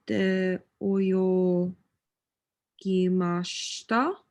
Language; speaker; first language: Japanese; non-native, learner; English